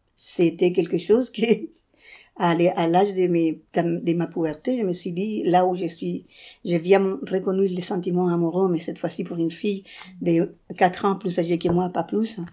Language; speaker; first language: French; non-native, fluent; Spanish